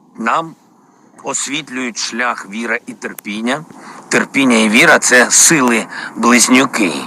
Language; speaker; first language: Ukrainian; non-native, local second language; Russian